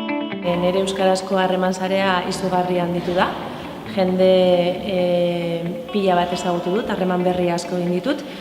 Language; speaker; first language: Basque; non-native, local second language; Spanish